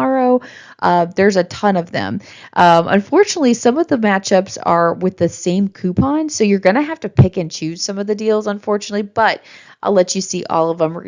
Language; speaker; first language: English; native; English